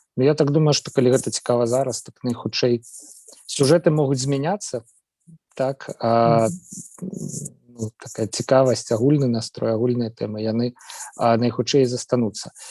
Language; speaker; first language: Belarusian; non-native, local second language; Russian